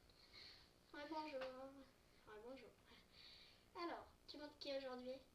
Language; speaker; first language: French; native; French